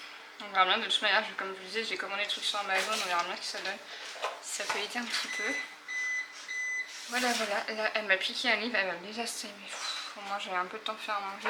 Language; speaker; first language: French; native; French